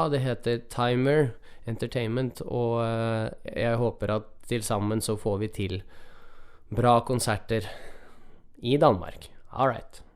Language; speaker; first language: Norwegian; early bilingual, other home language; Russian